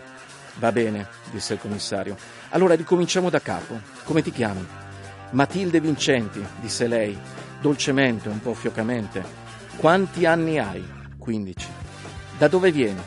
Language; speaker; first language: Italian; native; Italian